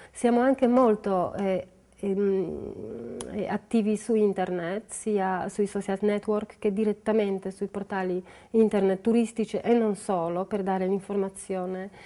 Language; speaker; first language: Italian; non-native, fluent; Polish